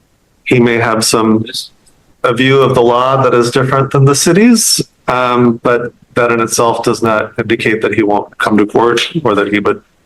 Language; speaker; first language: English; native; English